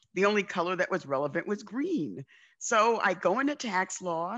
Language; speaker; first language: English; native; English